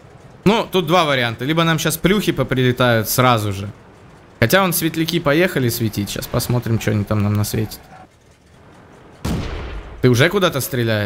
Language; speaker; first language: Russian; native; Russian